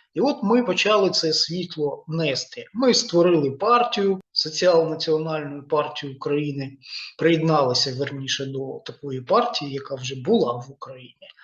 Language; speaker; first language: Ukrainian; non-native, local second language; Russian